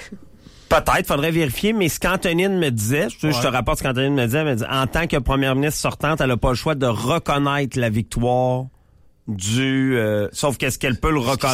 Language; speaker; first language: French; native; French